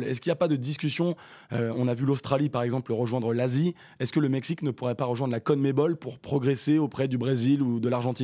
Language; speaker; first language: French; native; French